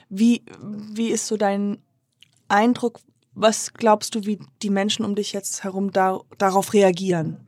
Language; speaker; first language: German; non-native, fluent; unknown